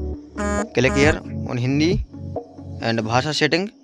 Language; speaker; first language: English; non-native, local second language; Hindi